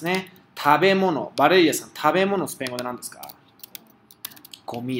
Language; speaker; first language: Japanese; non-native, fluent; Spanish